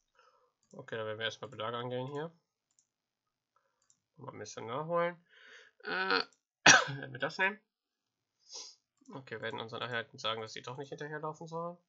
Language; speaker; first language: German; native; German